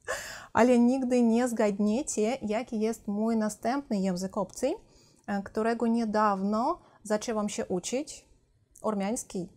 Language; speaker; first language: Polish; non-native, fluent; Russian